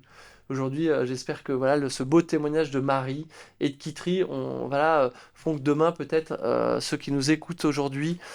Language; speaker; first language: French; native; French